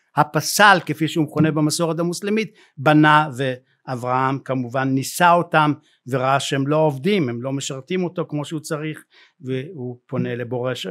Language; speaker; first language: Hebrew; native; Hebrew